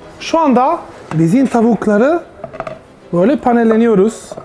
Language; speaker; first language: Turkish; non-native, learner; Italian